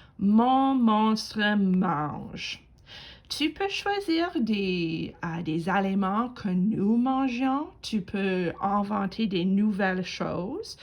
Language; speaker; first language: French; non-native, fluent; English